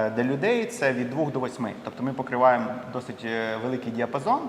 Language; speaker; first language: Ukrainian; native; Ukrainian